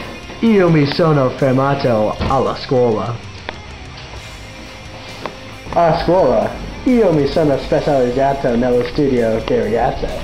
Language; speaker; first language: Italian; non-native, learner; English